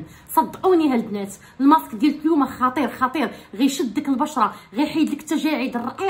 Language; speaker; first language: Arabic; native; Arabic